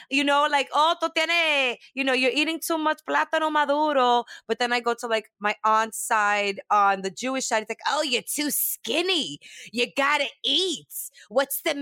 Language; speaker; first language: English; early bilingual, other home language; Spanish